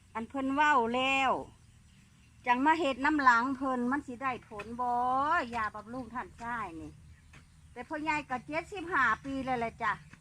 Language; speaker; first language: Thai; native; Thai